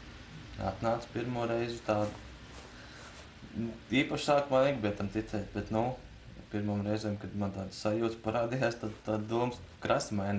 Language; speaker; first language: Latvian; native; Latvian